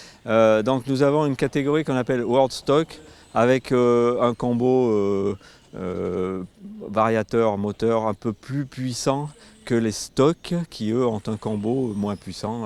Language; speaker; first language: French; native; French